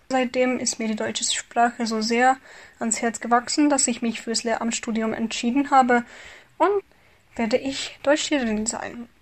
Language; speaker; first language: German; non-native, fluent; Hungarian